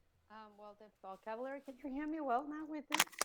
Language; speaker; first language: English; non-native, learner; Spanish